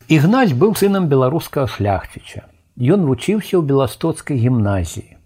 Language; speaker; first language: Belarusian; native; Belarusian